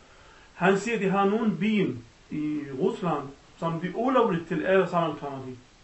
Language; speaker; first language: Danish; non-native, learner; Arabic